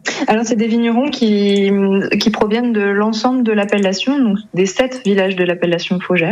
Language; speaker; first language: French; native; French